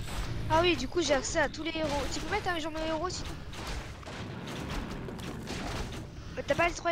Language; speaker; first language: French; native; French